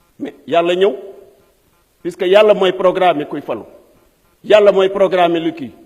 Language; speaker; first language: Wolof; non-native, local second language; Fula